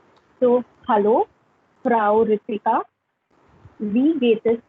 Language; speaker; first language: German; non-native, learner; Hindi